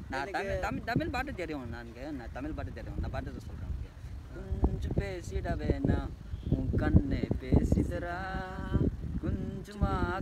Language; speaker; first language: Tamil; non-native, learner; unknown